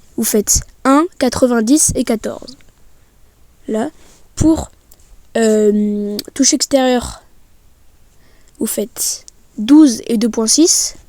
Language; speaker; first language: French; native; French